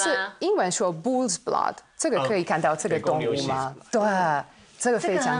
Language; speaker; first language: Chinese; non-native, fluent; Hungarian